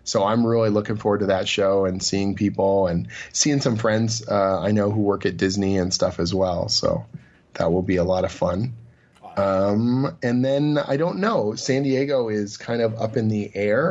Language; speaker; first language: English; native; English